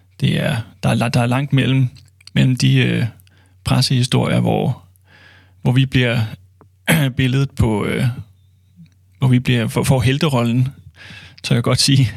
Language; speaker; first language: Danish; native; Danish